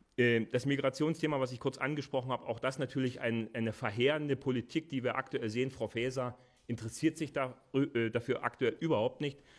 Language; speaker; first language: German; native; German